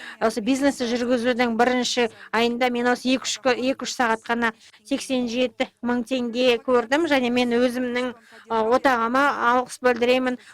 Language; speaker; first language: Kazakh; non-native, local second language; Russian